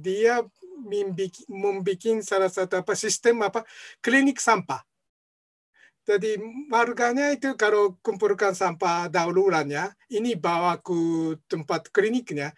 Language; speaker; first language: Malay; non-native, fluent; Japanese